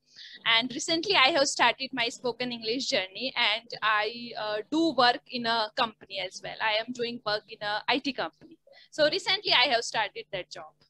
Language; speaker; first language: English; non-native, learner; Hindi